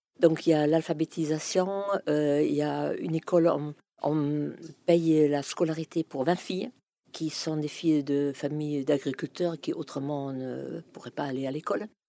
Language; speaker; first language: French; non-native, fluent; German